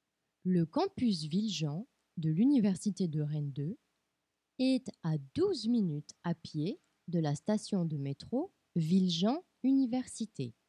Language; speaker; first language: French; non-native, fluent; Portuguese